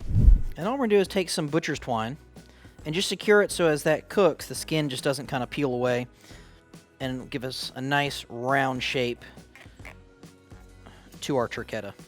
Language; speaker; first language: English; native; English